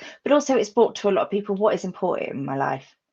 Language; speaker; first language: English; native; English